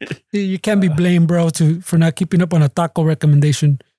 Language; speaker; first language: English; early bilingual, other home language; Spanish